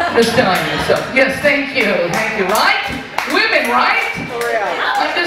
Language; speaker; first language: English; native; English